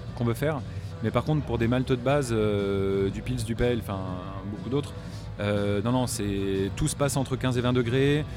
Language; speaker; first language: French; native; French